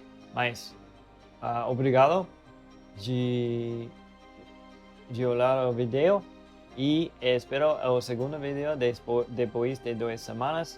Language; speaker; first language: Portuguese; non-native, learner; English